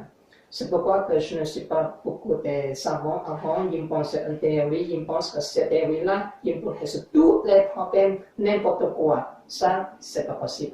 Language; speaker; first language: French; non-native, fluent; English